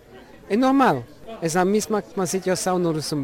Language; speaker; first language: Portuguese; non-native, learner; Luxembourgish